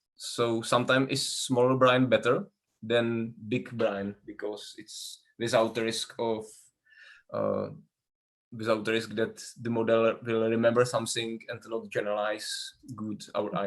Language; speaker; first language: English; non-native, learner; Czech